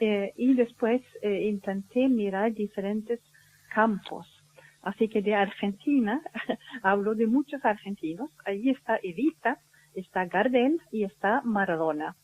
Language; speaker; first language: Spanish; non-native, fluent; Swedish